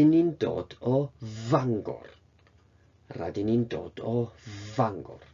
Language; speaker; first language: Welsh; non-native, fluent; Japanese